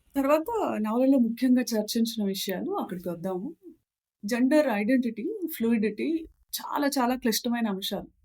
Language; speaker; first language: Telugu; native; Telugu